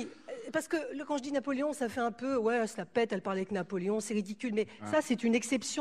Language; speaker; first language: French; native; French